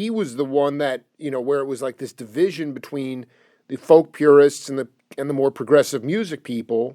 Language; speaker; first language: English; native; English